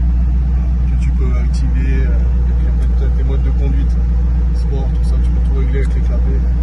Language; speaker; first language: French; native; French